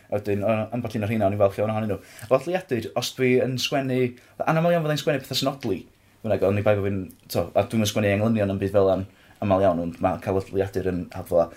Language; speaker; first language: Welsh; native; Welsh